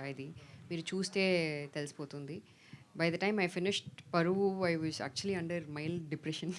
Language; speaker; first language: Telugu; non-native, fluent; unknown